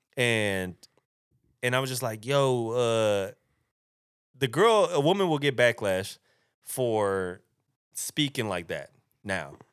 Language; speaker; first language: English; native; English